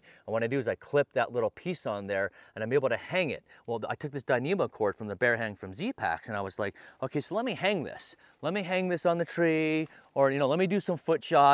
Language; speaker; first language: English; native; English